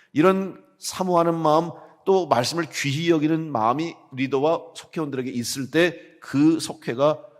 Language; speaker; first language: Korean; native; Korean